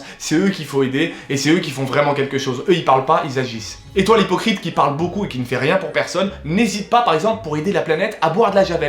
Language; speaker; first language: French; native; French